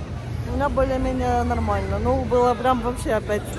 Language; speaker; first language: Russian; non-native, local second language; Ukrainian